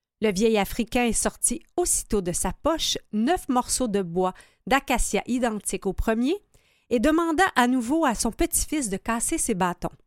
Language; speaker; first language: French; native; French